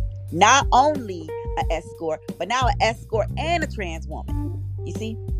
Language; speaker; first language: English; native; English